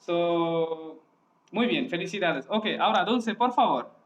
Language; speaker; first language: Spanish; non-native, learner; Hindi